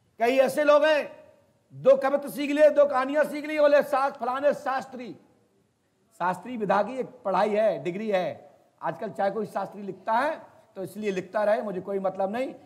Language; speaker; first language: Hindi; native; Hindi